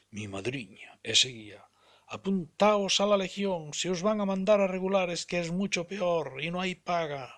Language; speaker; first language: Spanish; non-native, local second language; Galician